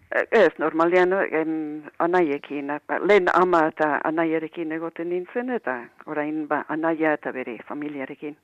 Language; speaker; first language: Basque; non-native, fluent; English